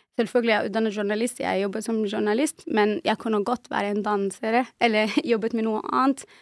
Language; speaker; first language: Norwegian; non-native, fluent; Arabic